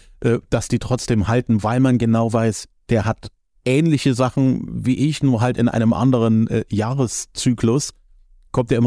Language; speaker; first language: German; native; German